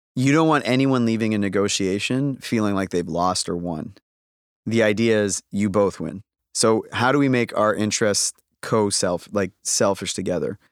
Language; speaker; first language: English; native; English